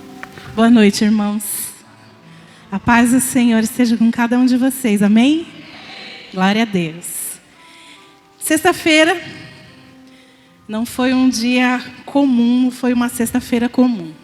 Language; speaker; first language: Portuguese; native; Portuguese